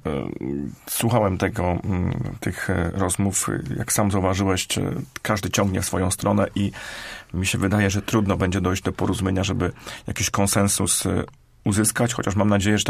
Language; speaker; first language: Polish; native; Polish